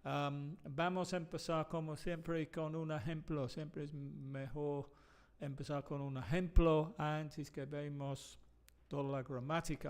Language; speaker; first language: Spanish; non-native, fluent; English